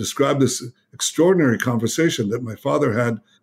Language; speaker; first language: English; non-native, fluent; Hebrew